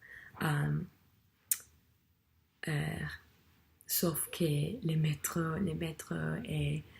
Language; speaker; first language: French; non-native, learner; English